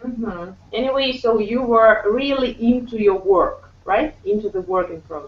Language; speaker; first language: English; non-native, fluent; Russian